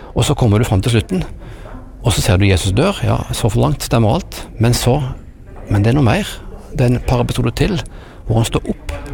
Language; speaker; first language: Norwegian; native; Norwegian